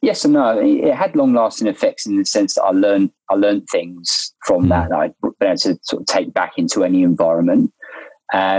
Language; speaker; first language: English; native; English